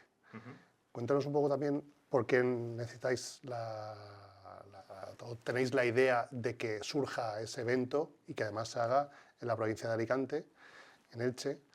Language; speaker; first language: Spanish; native; Spanish